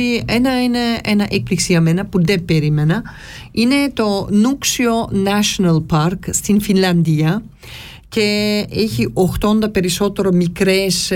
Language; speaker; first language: Greek; early bilingual, heritage; Greek